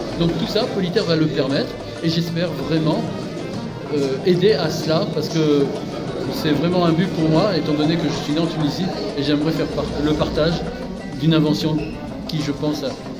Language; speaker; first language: French; native; French